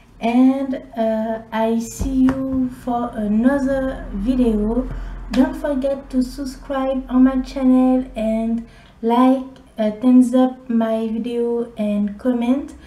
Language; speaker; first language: English; non-native, learner; French